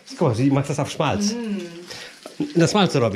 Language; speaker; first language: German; non-native, fluent; Polish